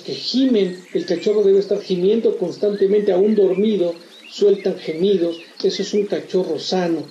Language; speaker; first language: Spanish; native; Spanish